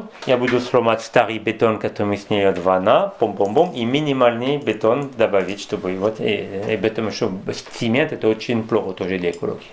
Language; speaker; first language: Russian; non-native, learner; French